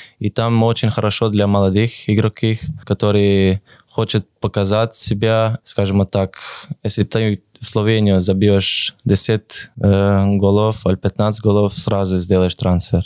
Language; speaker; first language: Russian; non-native, learner; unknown